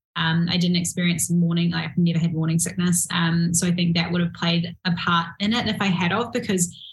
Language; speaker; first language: English; native; English